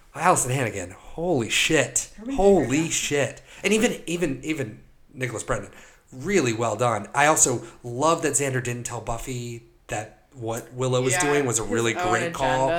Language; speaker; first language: English; native; English